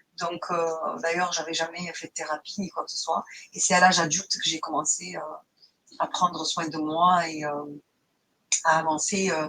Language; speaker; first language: French; non-native, fluent; Portuguese